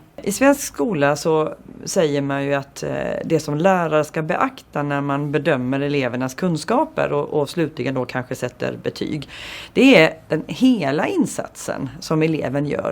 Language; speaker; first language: Swedish; native; Swedish